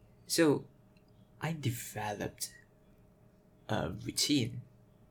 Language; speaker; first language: English; native; English